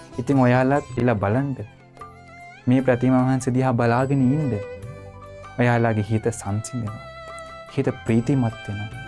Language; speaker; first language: Sinhala; non-native, fluent; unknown